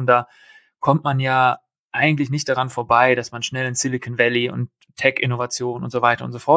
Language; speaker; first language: German; native; German